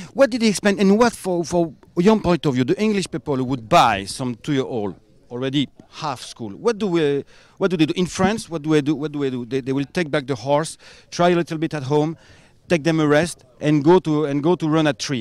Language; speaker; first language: English; non-native, fluent; French